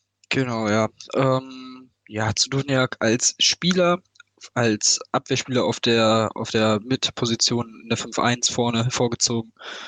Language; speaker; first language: German; native; German